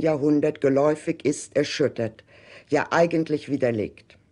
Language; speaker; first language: German; native; German